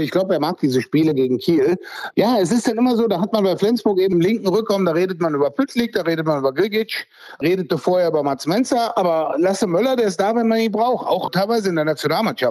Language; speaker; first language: German; native; German